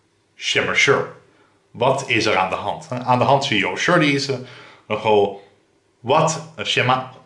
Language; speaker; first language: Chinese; non-native, fluent; Dutch